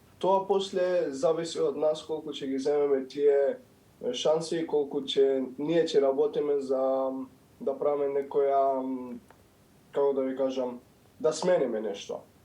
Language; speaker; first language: Macedonian; non-native, local second language; Albanian